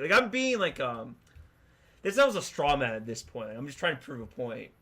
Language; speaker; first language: English; native; English